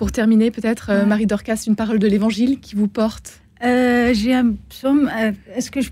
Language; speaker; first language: French; native; French